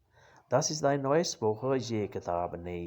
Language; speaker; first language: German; non-native, learner; Urdu